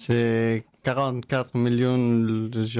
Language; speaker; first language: French; non-native, learner; Persian